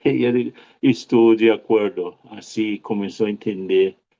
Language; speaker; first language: Spanish; non-native, fluent; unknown